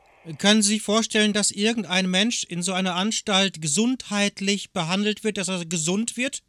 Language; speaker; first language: German; native; German